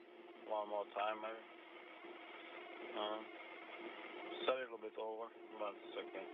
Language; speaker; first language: English; non-native, fluent; Russian